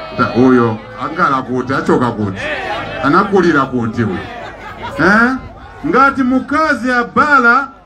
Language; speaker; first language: Nyanja; non-native, local second language; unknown